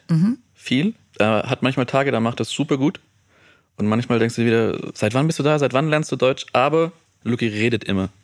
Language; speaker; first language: German; native; German